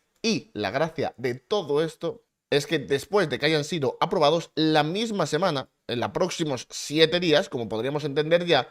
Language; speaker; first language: Spanish; native; Spanish